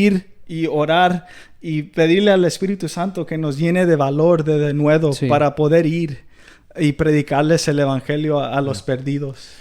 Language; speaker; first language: Spanish; early bilingual, heritage; Spanish